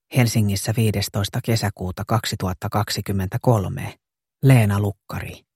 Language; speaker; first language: Finnish; native; Finnish